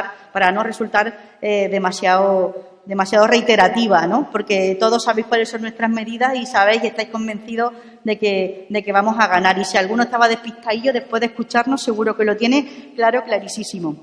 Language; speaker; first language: Spanish; native; Spanish